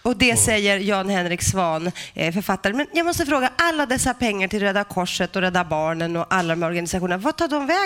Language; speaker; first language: Swedish; native; Swedish